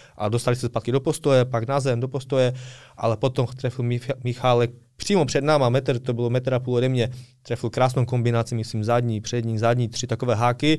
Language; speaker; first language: Czech; early bilingual, other home language; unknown